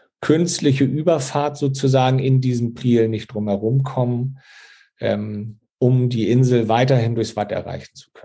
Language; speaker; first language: German; native; German